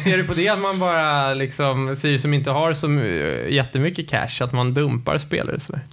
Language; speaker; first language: Swedish; native; Swedish